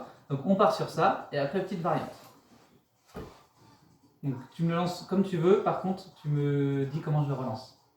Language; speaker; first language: French; native; French